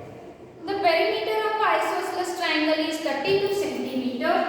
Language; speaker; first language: English; non-native, local second language; Kannada